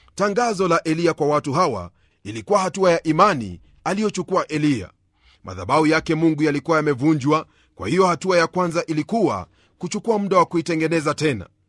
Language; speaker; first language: Swahili; non-native, local second language; Luyia